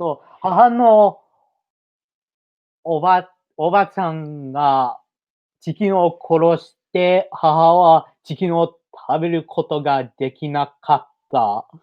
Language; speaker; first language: Japanese; non-native, learner; English